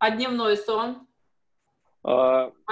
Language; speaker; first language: Russian; native; Russian